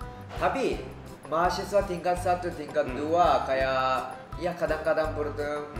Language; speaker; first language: Indonesian; non-native, fluent; Japanese